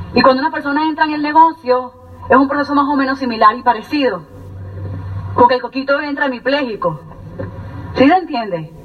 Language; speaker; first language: Spanish; native; Spanish